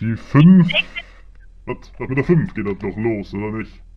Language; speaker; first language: German; native; German